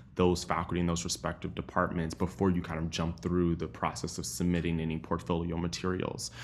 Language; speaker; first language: English; native; English